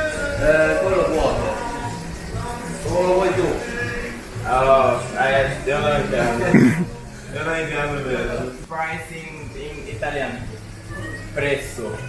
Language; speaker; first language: Italian; non-native, learner; Portuguese